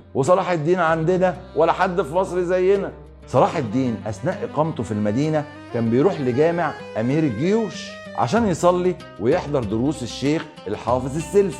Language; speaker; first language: Arabic; native; Arabic